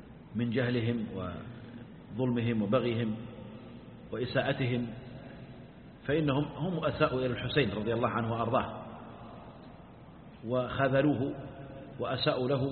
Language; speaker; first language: Arabic; native; Arabic